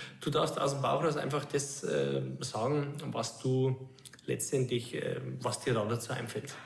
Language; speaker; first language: German; native; German